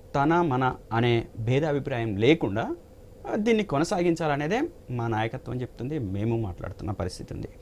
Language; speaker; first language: Telugu; native; Telugu